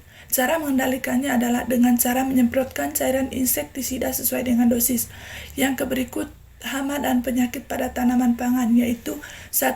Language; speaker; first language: Indonesian; non-native, learner; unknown